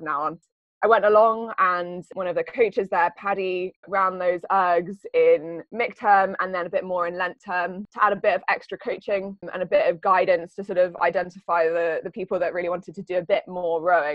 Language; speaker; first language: English; native; English